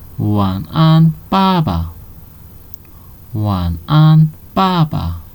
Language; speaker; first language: Chinese; non-native, fluent; Nepali